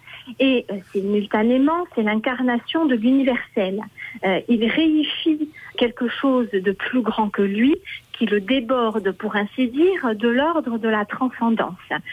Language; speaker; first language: French; native; French